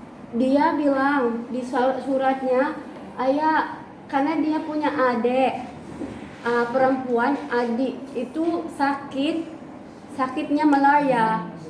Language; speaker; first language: Indonesian; non-native, learner; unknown